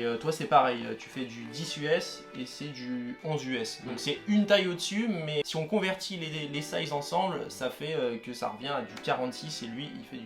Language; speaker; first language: French; native; French